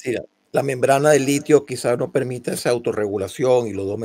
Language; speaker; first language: Spanish; native; Spanish